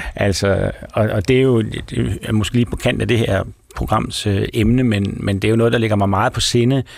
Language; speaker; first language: Danish; native; Danish